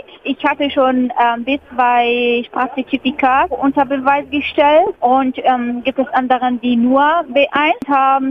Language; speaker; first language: German; non-native, fluent; Arabic